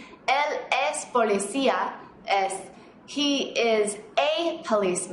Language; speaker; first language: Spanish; non-native, fluent; English